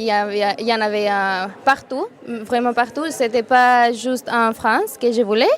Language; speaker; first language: French; non-native, fluent; Spanish